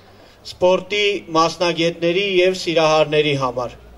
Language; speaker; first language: Armenian; native; Armenian